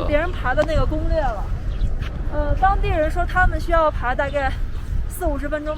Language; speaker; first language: Chinese; native; Chinese